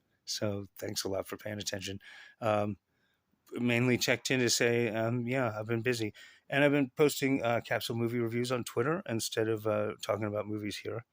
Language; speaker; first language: English; native; English